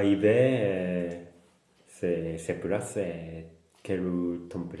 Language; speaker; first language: French; non-native, learner; Japanese